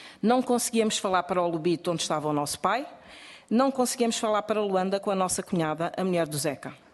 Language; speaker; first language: Portuguese; native; Portuguese